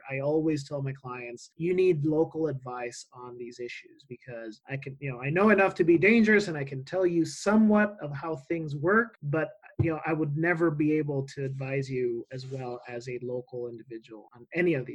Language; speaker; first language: English; non-native, fluent; Spanish